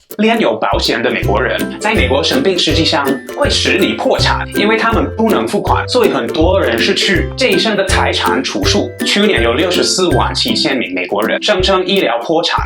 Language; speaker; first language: Chinese; non-native, fluent; English